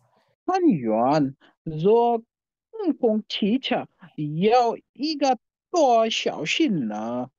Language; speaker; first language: Chinese; non-native, learner; Urdu